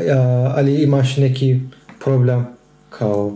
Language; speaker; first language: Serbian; non-native, learner; Turkish